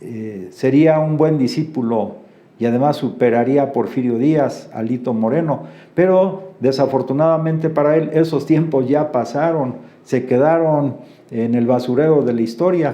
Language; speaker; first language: Spanish; native; Spanish